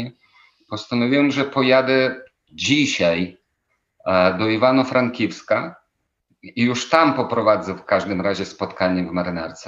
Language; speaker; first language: Polish; non-native, fluent; Ukrainian